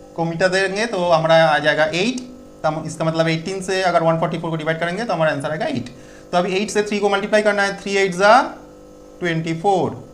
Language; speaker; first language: Hindi; non-native, local second language; Bangla